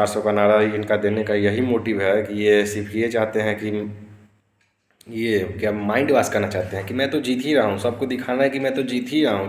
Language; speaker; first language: Hindi; native; Hindi